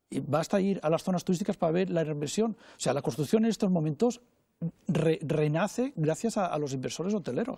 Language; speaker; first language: Spanish; non-native, local second language; Catalan